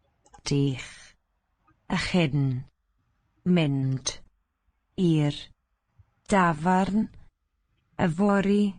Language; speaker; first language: Welsh; non-native, learner; English